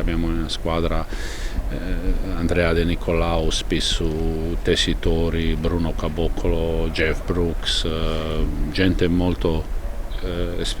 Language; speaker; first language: Italian; non-native, fluent; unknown